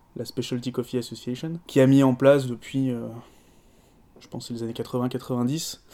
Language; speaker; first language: French; native; French